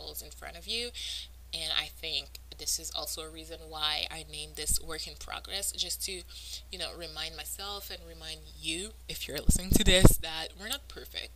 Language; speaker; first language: English; non-native, fluent; French